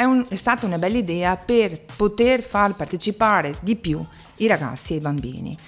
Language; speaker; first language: Italian; native; Italian